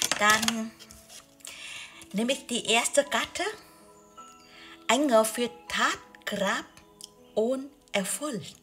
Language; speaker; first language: German; non-native, learner; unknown